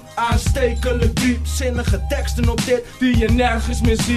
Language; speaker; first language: Dutch; native; Dutch